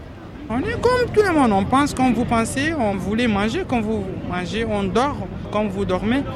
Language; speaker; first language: French; non-native, learner; Arabic